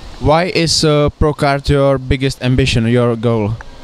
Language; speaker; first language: English; non-native, fluent; Czech